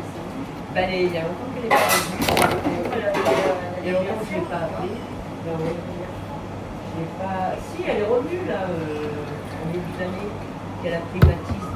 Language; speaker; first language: French; native; French